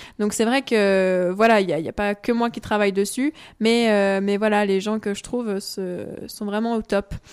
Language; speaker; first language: French; native; French